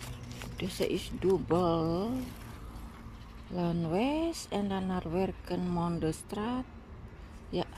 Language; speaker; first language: Dutch; non-native, learner; Indonesian